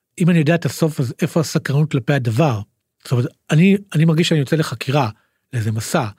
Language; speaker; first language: Hebrew; native; Hebrew